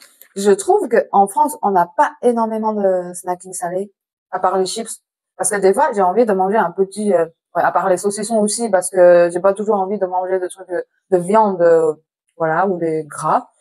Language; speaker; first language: French; non-native, fluent; Chinese